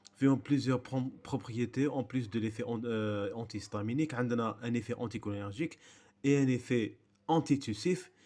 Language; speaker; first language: French; non-native, local second language; Arabic